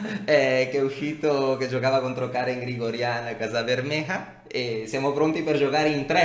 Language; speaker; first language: Italian; native; Italian